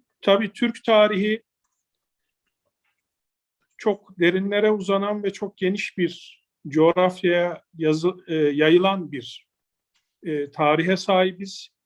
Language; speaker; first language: Turkish; native; Turkish